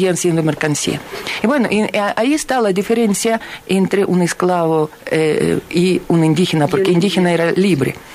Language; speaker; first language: Spanish; non-native, fluent; Ukrainian